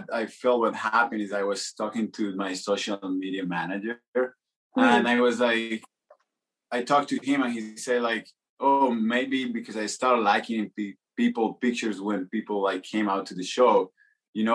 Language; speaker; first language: English; non-native, fluent; Spanish